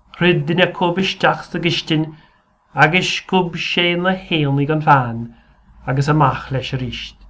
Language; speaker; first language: Irish; native; Irish